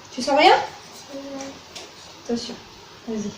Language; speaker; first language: French; native; French